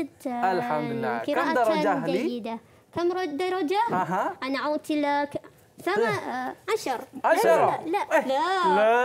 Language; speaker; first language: Arabic; non-native, fluent; Malay